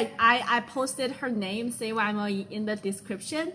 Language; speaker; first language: English; non-native, fluent; Chinese